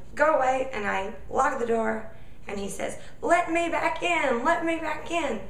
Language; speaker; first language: English; native; English